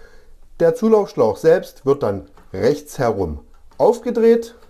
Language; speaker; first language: German; native; German